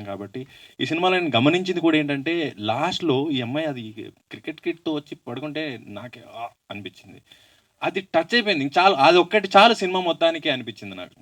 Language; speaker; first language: Telugu; native; Telugu